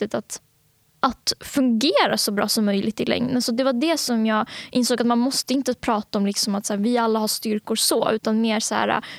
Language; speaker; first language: Swedish; early bilingual, other home language; Bangla